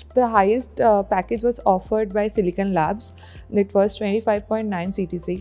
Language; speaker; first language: English; non-native, local second language; Bangla